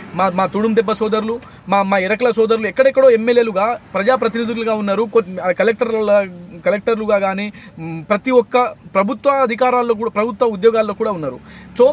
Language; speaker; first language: Telugu; non-native, local second language; Lambadi